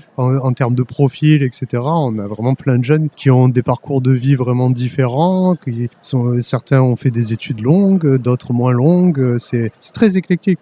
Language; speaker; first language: French; native; French